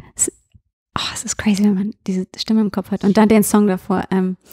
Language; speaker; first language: German; native; German